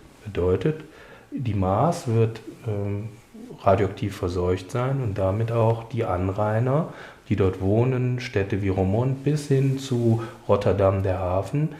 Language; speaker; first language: German; native; German